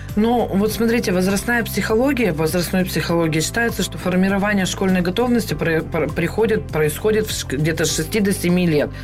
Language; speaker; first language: Russian; native; Russian